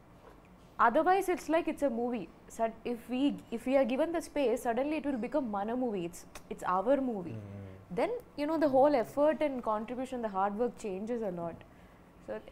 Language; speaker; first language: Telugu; non-native, learner; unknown